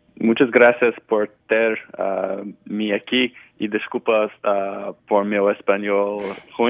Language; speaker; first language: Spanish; non-native, learner; Portuguese